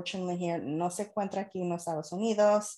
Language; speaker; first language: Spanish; early bilingual, heritage; Spanish